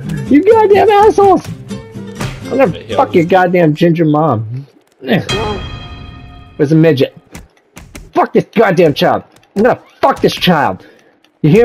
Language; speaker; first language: English; native; English